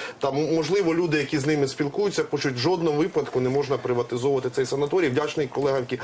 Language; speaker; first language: Ukrainian; native; Ukrainian